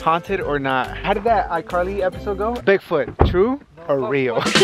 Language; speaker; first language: English; early bilingual, other home language; Spanish